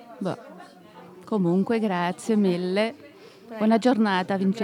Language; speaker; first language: Italian; non-native, learner; French